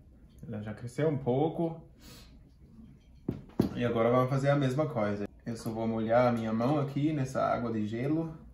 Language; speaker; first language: Portuguese; non-native, fluent; German